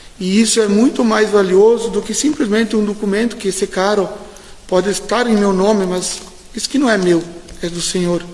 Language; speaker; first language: Portuguese; native; Portuguese